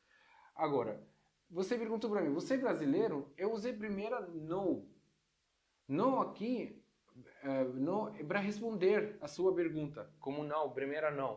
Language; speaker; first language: Portuguese; non-native, fluent; Arabic